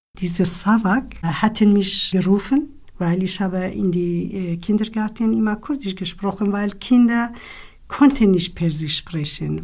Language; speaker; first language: German; non-native, learner; Kurdish